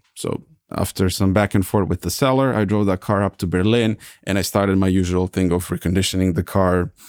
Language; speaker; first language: English; non-native, fluent; Serbian